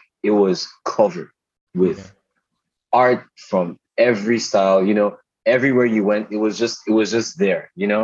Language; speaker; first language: English; non-native, local second language; Igbo